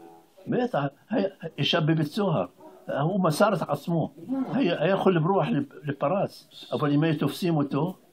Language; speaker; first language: Hebrew; non-native, fluent; Arabic